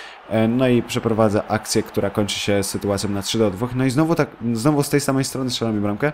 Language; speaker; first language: Polish; native; Polish